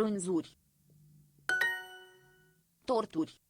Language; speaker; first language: Romanian; non-native, learner; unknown